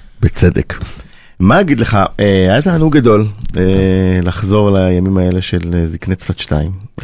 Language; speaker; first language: Hebrew; native; Hebrew